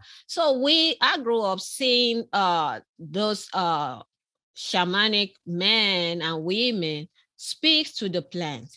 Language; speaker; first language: English; non-native, local second language; Yoruba